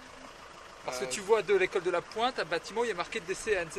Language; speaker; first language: French; native; French